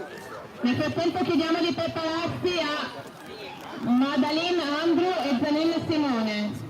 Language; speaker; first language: Italian; native; Italian